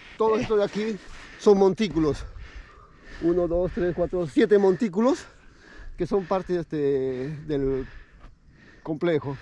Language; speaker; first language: Spanish; native; Spanish